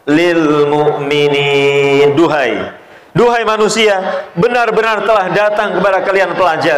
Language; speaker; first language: Indonesian; native; Indonesian